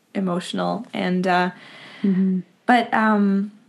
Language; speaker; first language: English; native; English